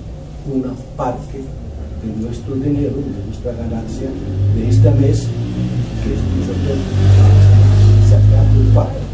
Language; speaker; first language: Spanish; non-native, fluent; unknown